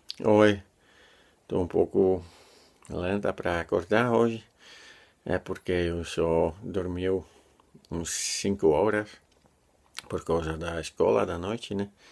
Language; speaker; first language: Portuguese; non-native, fluent; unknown